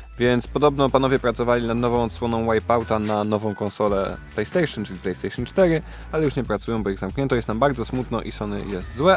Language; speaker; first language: Polish; native; Polish